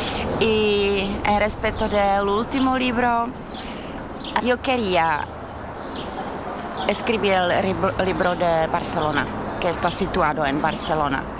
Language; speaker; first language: Spanish; non-native, fluent; Czech